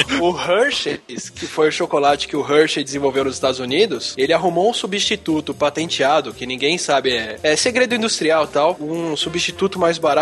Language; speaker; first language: Portuguese; native; Portuguese